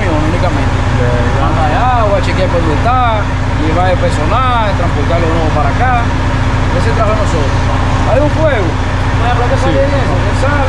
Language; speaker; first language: Spanish; native; Spanish